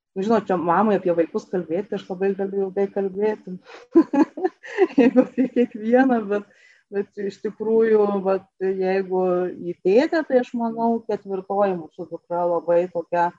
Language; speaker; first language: Lithuanian; native; Lithuanian